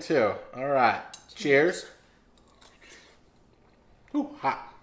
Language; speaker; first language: English; native; English